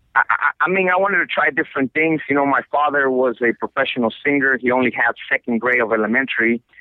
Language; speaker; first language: English; non-native, fluent; Spanish